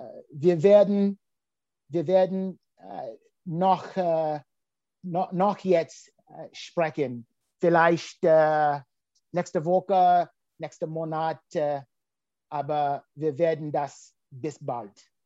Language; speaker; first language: German; non-native, learner; English